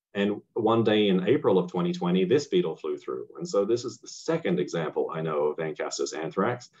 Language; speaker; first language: English; native; English